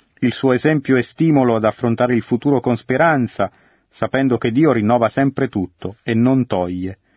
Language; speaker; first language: Italian; native; Italian